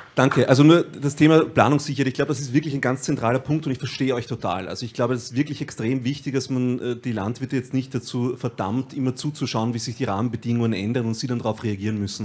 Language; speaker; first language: German; native; German